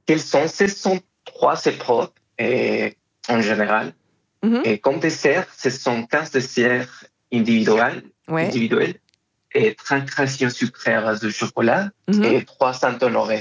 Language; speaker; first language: French; non-native, fluent; Spanish